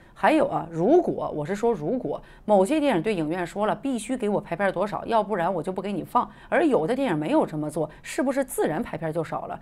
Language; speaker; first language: Chinese; native; Chinese